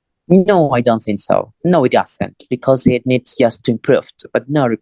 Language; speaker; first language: English; non-native, fluent; Spanish